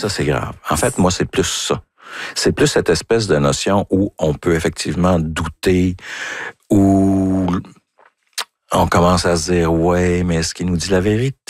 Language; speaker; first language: French; native; French